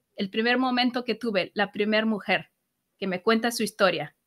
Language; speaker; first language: Spanish; native; Spanish